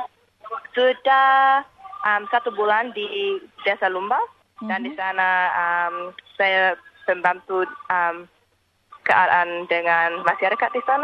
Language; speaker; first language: Indonesian; non-native, learner; English